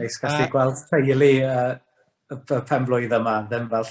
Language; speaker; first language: Welsh; native; Welsh